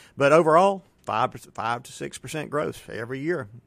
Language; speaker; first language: English; native; English